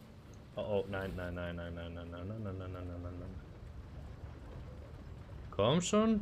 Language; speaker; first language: German; native; German